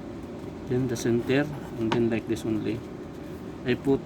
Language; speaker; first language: English; non-native, learner; Filipino